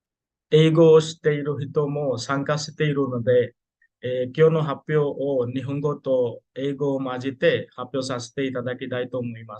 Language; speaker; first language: Japanese; non-native, fluent; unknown